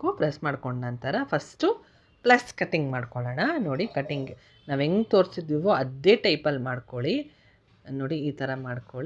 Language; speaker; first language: Kannada; native; Kannada